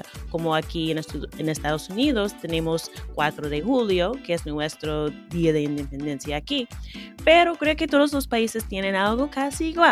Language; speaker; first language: Spanish; non-native, fluent; English